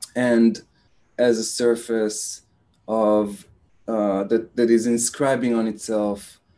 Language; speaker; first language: English; non-native, fluent; Hebrew